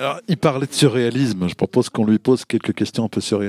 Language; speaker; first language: French; native; French